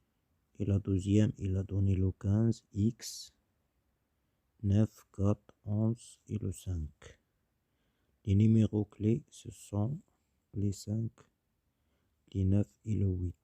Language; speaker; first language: French; non-native, learner; Arabic